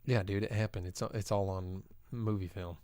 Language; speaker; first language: English; native; English